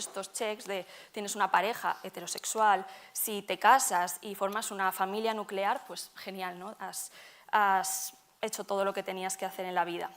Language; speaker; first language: Spanish; native; Spanish